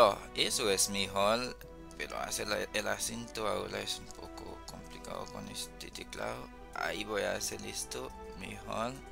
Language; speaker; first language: Spanish; non-native, fluent; Haitian Creole